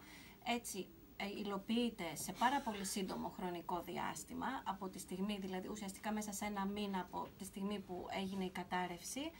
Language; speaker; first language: Greek; native; Greek